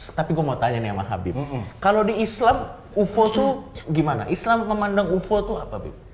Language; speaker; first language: Indonesian; native; Indonesian